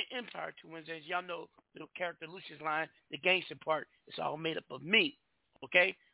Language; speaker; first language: English; native; English